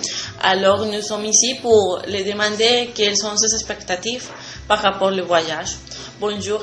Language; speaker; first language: French; non-native, learner; Spanish